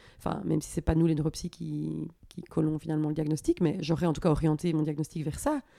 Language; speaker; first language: French; native; French